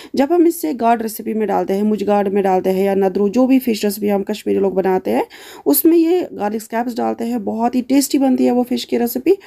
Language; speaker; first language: Hindi; non-native, local second language; Kashmiri